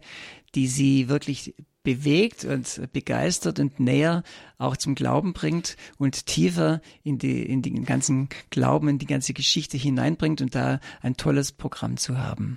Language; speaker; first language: German; native; German